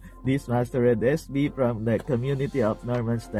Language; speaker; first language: English; non-native, local second language; Filipino